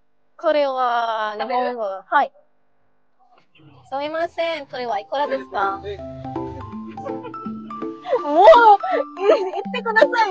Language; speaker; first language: Japanese; non-native, learner; Filipino